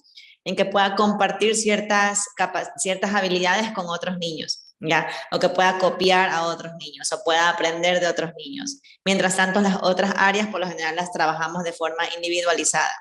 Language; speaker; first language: Spanish; native; Spanish